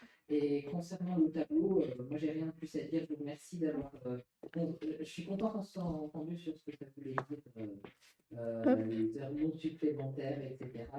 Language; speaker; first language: French; native; French